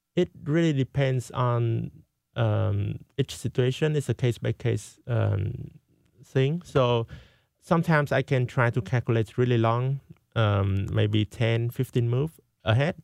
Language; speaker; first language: English; non-native, fluent; Vietnamese